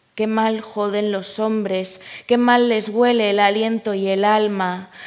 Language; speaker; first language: Spanish; native; Spanish